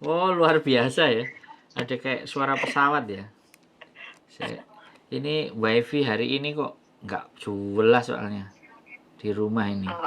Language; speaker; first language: Indonesian; non-native, local second language; Javanese